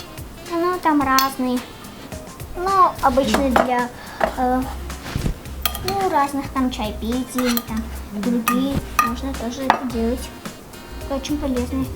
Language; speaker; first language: Russian; non-native, local second language; Tajik